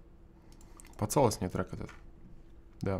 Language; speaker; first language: Russian; native; Russian